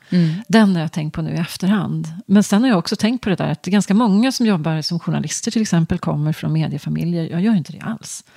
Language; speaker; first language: Swedish; native; Swedish